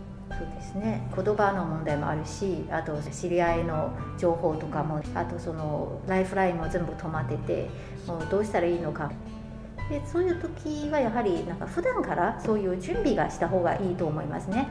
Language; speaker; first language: Japanese; non-native, fluent; Chinese